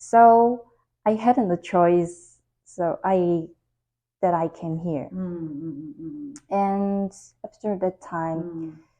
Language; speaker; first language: English; non-native, learner; Korean